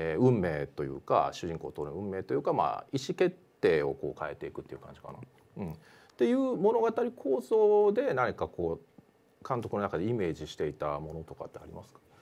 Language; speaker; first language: Japanese; native; Japanese